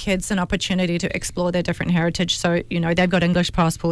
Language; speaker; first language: English; native; English